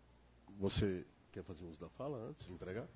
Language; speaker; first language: Portuguese; native; Portuguese